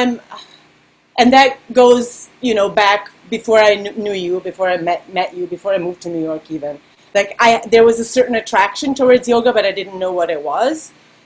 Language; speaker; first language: English; non-native, fluent; Serbian